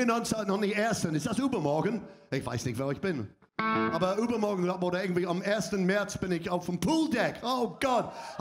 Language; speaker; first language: German; non-native, fluent; English